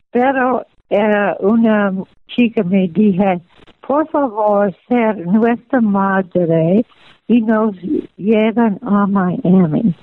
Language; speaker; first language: Spanish; non-native, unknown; English